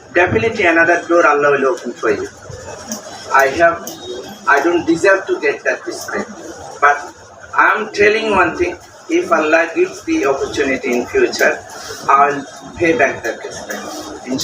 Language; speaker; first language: English; non-native, local second language; Bangla